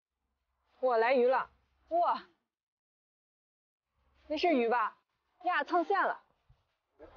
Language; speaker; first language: Chinese; native; Chinese